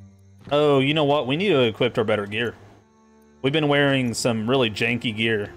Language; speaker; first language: English; native; English